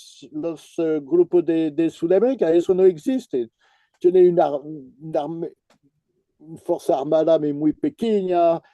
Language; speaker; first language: Spanish; non-native, fluent; French